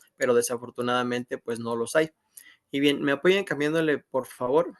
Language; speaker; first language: Spanish; native; Spanish